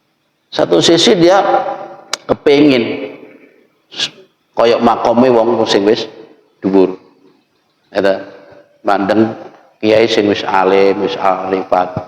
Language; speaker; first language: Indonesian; non-native, local second language; Javanese